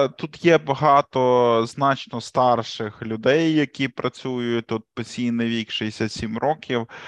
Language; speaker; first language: Ukrainian; native; Ukrainian